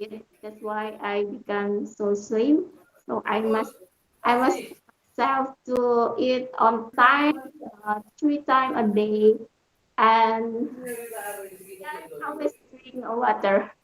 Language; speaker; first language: English; non-native, learner; Indonesian